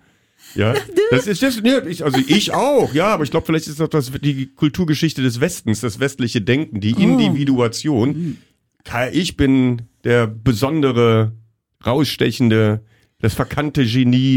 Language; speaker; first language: German; native; German